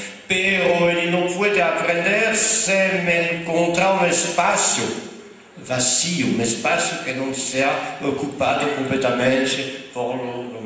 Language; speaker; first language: Spanish; non-native, fluent; French